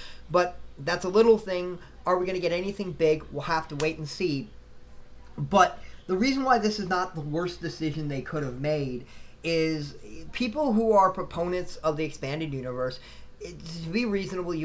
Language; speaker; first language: English; native; English